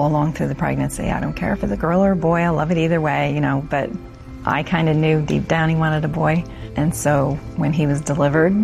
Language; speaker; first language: English; native; English